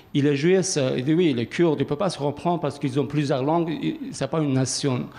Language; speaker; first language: French; non-native, learner; Kurdish